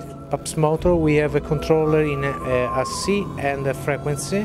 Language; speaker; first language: English; non-native, learner; Italian